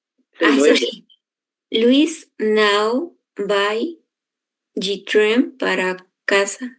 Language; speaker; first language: Portuguese; non-native, learner; Spanish